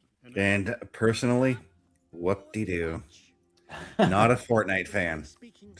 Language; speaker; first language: English; native; English